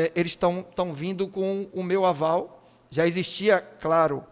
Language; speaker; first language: Portuguese; native; Portuguese